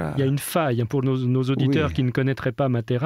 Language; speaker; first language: French; native; French